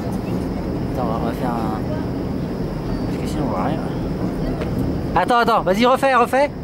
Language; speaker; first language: French; native; French